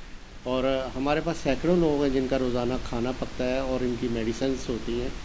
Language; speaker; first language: Urdu; native; Urdu